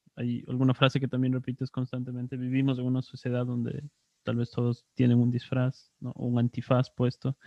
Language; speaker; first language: Spanish; native; Spanish